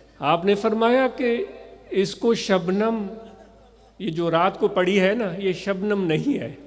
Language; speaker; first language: Urdu; non-native, local second language; Sindhi